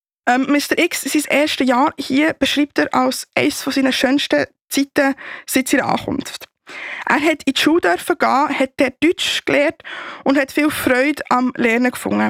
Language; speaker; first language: German; native; German